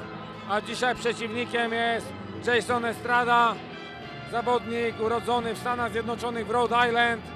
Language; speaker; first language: Polish; native; Polish